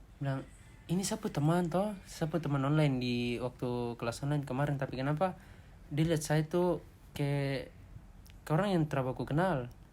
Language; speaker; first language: Indonesian; native; Indonesian